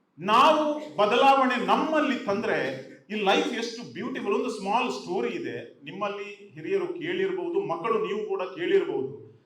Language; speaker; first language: Kannada; non-native, local second language; Tulu